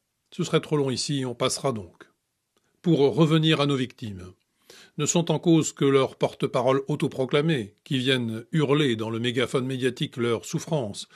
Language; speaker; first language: French; native; French